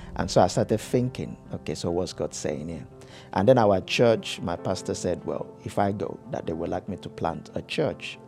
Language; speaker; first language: English; non-native, local second language; Yoruba